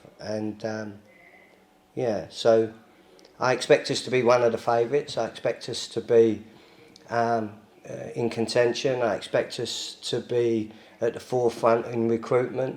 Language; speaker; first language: English; native; English